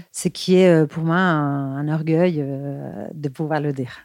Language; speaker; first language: French; non-native, fluent; Spanish